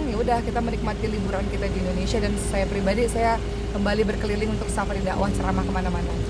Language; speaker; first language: Indonesian; native; Indonesian